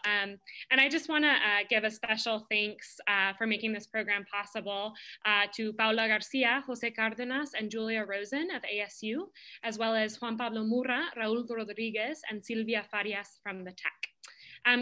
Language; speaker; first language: English; native; English